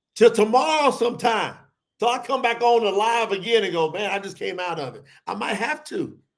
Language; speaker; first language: English; native; English